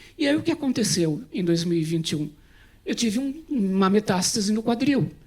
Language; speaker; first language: Portuguese; native; Portuguese